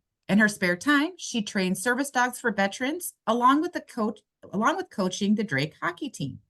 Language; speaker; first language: English; native; English